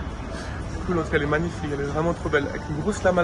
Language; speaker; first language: French; native; French